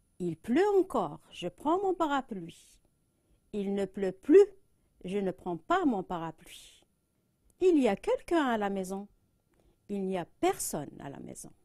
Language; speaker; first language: French; non-native, local second language; Arabic